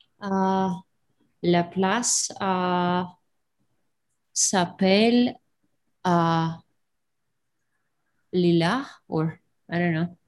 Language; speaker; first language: French; non-native, learner; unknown